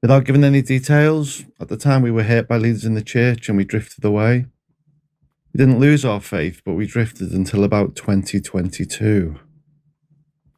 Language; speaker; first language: English; native; English